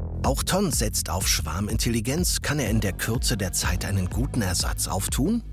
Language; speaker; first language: German; native; German